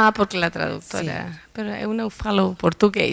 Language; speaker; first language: Portuguese; non-native, learner; Spanish